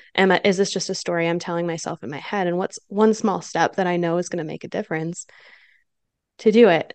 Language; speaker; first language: English; native; English